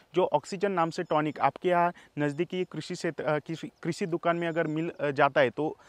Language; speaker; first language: Hindi; non-native, local second language; Marathi